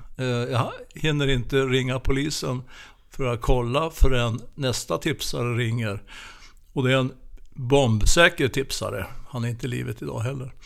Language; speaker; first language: Swedish; native; Swedish